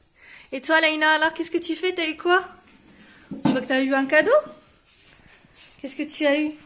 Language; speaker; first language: French; native; French